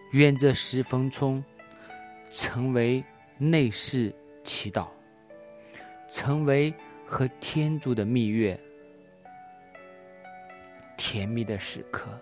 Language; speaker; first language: Chinese; native; Chinese